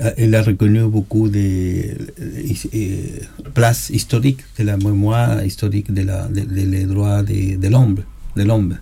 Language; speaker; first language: French; non-native, learner; Spanish